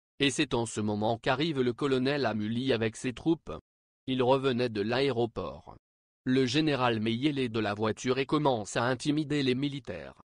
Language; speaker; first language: French; non-native, local second language; Lingala